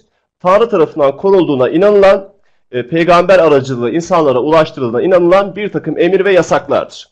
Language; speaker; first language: Turkish; native; Turkish